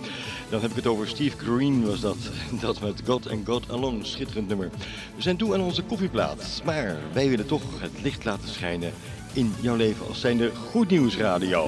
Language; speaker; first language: Dutch; native; Dutch